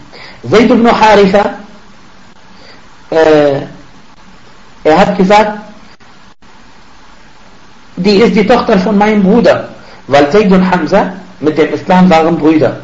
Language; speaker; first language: German; non-native, fluent; Arabic